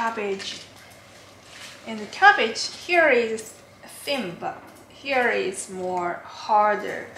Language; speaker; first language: English; non-native, learner; Japanese